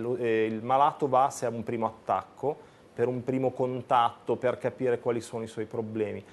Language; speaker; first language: Italian; native; Italian